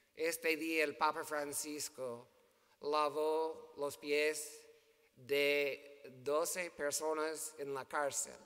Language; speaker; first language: Spanish; non-native, learner; English